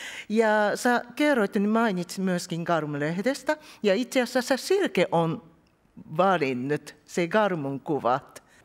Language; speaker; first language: Finnish; non-native, fluent; Japanese